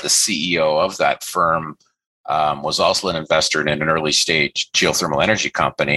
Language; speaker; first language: English; native; English